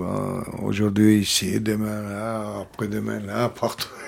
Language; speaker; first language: French; non-native, learner; Turkish